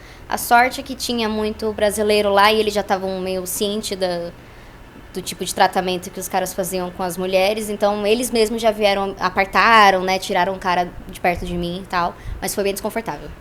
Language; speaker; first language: Portuguese; native; Portuguese